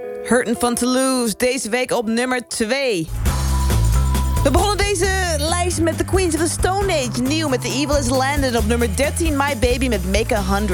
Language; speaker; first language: Dutch; native; Dutch